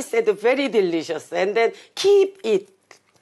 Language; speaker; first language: English; non-native, learner; Korean